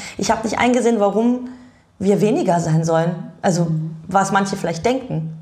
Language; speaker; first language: German; early bilingual, other home language; Bulgarian